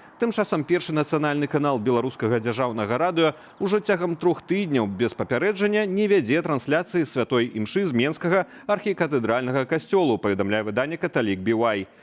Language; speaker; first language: Belarusian; native; Belarusian